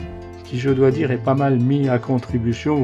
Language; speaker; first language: French; native; French